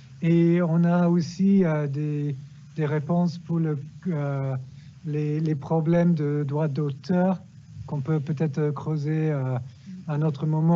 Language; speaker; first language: French; non-native, fluent; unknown